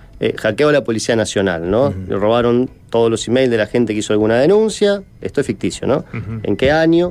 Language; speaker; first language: Spanish; native; Spanish